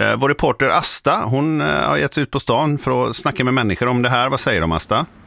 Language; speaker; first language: Swedish; native; Swedish